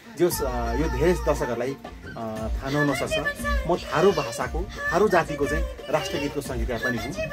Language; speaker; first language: Nepali; non-native, local second language; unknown